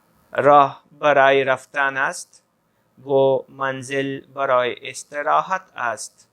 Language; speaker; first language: Persian; non-native, fluent; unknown